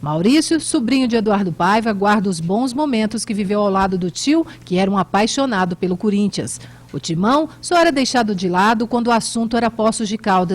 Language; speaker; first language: Portuguese; native; Portuguese